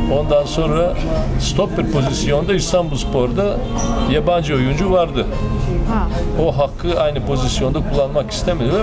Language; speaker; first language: Turkish; non-native, fluent; Serbian